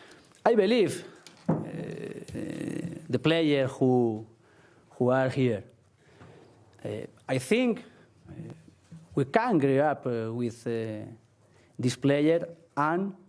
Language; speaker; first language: English; non-native, learner; Spanish